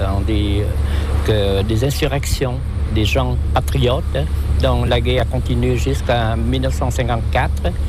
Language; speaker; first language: French; non-native, local second language; Vietnamese